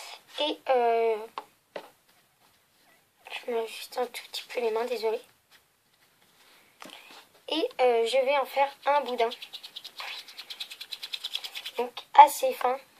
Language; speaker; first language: French; native; French